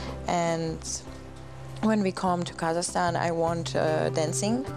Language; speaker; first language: English; non-native, learner; German